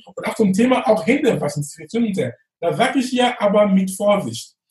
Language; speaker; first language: German; non-native, fluent; English